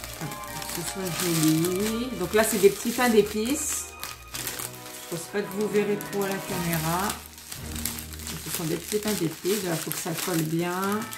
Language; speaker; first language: French; native; French